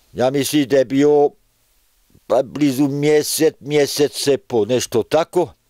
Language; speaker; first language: Croatian; non-native, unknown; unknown